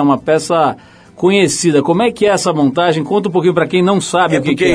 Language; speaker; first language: Portuguese; native; Portuguese